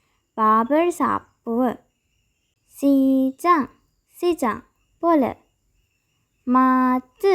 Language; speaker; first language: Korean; non-native, fluent; Sinhala